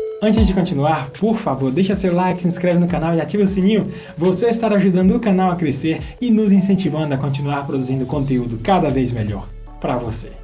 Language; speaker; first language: Portuguese; native; Portuguese